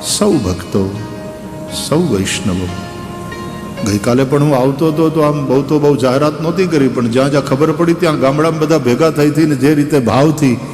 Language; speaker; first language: Gujarati; native; Gujarati